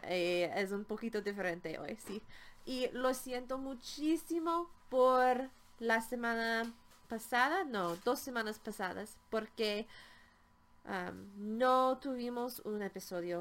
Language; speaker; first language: Spanish; non-native, fluent; English